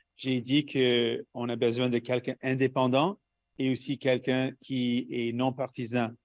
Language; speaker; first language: French; non-native, local second language; English